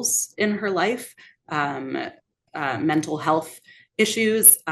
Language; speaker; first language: English; native; English